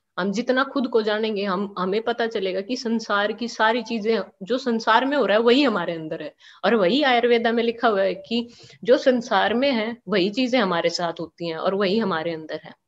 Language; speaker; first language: Hindi; native; Hindi